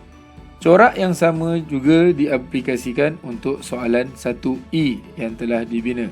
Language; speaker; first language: Malay; native; Malay